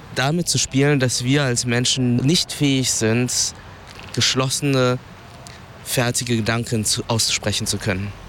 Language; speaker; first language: German; early bilingual, other home language; Vietnamese